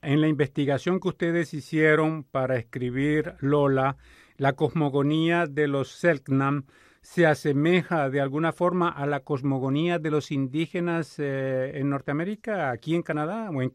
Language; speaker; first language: Spanish; native; Spanish